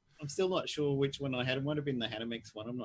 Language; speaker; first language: English; native; English